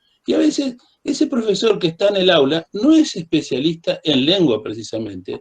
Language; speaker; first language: Spanish; native; Spanish